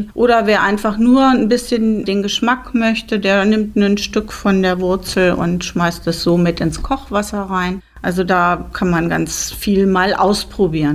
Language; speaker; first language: German; native; German